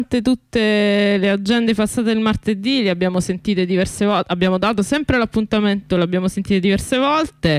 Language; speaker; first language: Italian; native; Italian